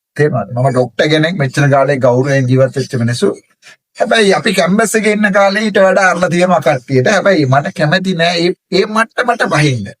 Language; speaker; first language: Sinhala; non-native, local second language; Tamil